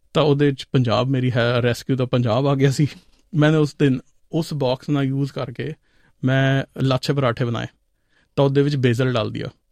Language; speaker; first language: Punjabi; non-native, local second language; Hindi